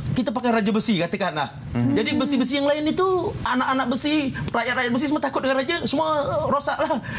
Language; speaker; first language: Malay; native; Malay